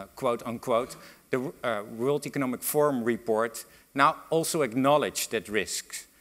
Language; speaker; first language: English; non-native, fluent; Dutch